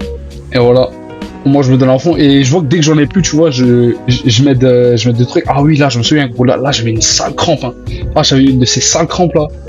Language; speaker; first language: French; native; French